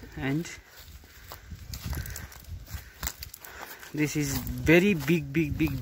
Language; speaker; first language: English; non-native, learner; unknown